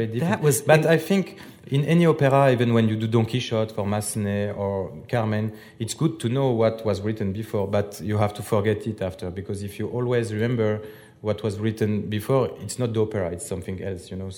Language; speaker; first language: English; non-native, fluent; French